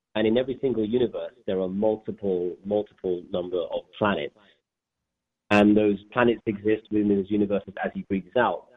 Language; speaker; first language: English; native; English